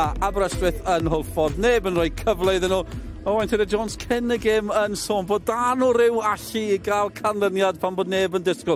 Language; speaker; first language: Welsh; native; Welsh